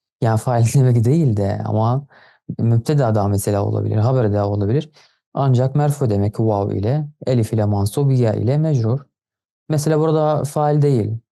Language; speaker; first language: Turkish; non-native, fluent; Arabic